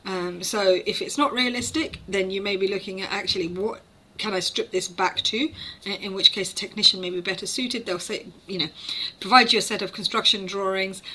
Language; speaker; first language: English; native; English